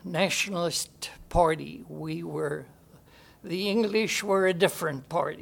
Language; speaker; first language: English; native; English